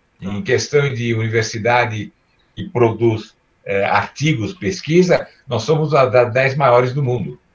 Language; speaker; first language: Portuguese; early bilingual, other home language; Armenian